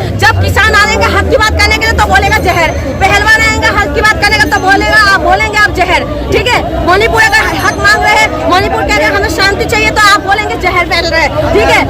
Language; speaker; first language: Hindi; non-native, local second language; Manipuri